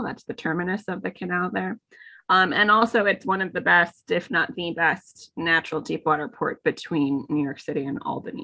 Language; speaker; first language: English; native; English